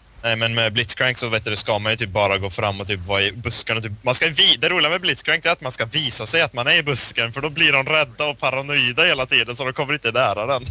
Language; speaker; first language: Swedish; native; Swedish